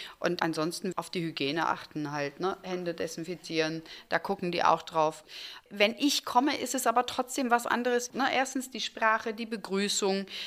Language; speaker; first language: German; early bilingual, other home language; Turkish